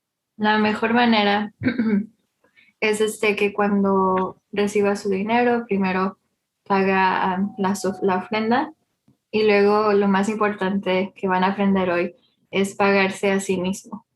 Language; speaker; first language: Spanish; early bilingual, heritage; Spanish